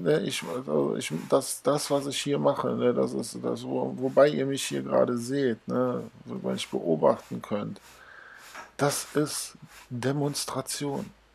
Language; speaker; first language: German; native; German